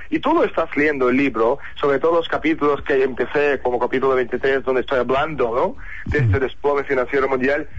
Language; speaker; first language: Spanish; non-native, fluent; Russian